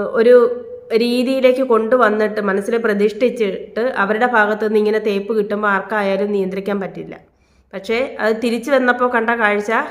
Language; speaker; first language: Malayalam; native; Malayalam